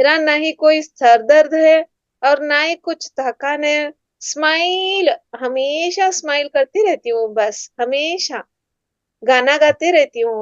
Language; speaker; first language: Hindi; non-native, local second language; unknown